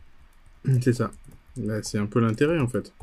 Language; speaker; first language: French; native; French